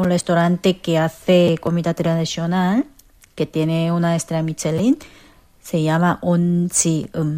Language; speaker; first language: Spanish; non-native, learner; Korean